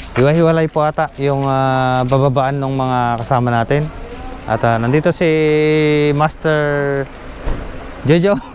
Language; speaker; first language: Filipino; native; Filipino